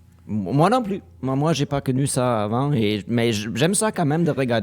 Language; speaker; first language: French; non-native, learner; German